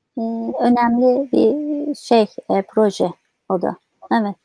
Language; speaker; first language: Turkish; native; Turkish